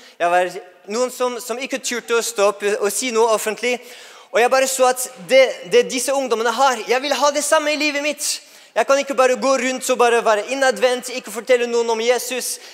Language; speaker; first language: Norwegian; non-native, fluent; English